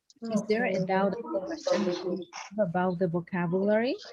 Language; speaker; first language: English; non-native, fluent; Spanish